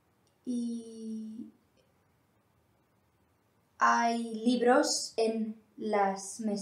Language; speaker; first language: Spanish; non-native, learner; English